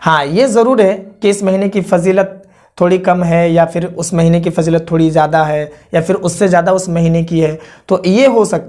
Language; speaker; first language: Hindi; native; Hindi